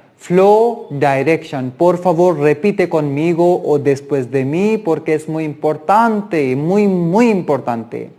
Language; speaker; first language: Spanish; non-native, learner; Hindi